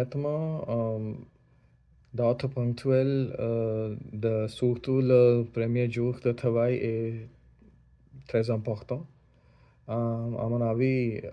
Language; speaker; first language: French; non-native, learner; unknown